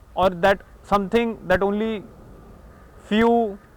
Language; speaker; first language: English; non-native, local second language; Hindi